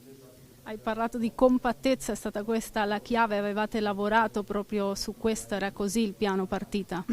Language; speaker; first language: Italian; native; Italian